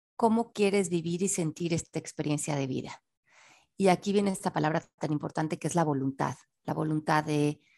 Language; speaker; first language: Spanish; native; Spanish